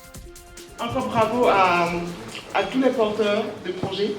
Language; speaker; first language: French; native; French